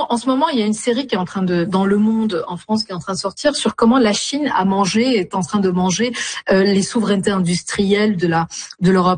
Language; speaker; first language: French; native; French